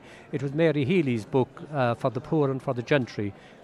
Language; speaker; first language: English; native; English